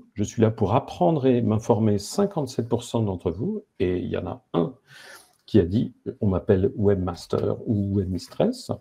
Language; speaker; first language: French; native; French